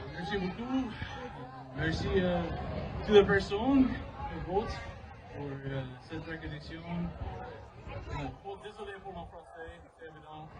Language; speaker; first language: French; non-native, learner; English